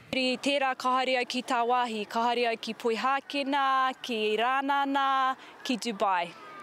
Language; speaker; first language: Māori; non-native, local second language; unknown